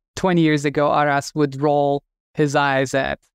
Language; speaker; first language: English; non-native, fluent; Turkish